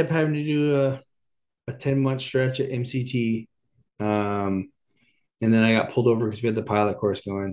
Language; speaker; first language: English; native; English